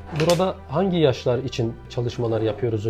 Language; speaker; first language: Turkish; native; Turkish